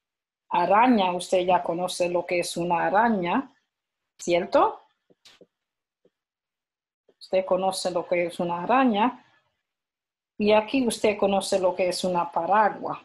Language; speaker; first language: Spanish; early bilingual, heritage; Spanish